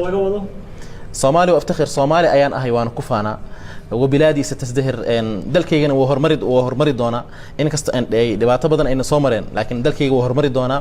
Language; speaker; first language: Somali; early bilingual, heritage; Somali